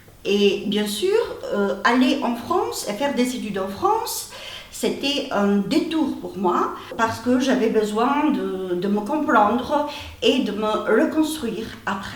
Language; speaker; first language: French; non-native, fluent; Albanian